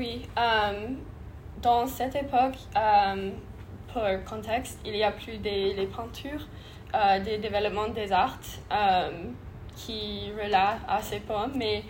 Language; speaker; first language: French; non-native, learner; English